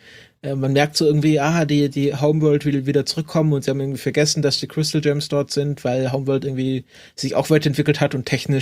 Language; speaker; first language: German; native; German